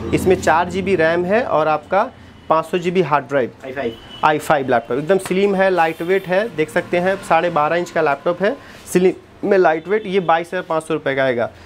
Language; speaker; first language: Hindi; native; Hindi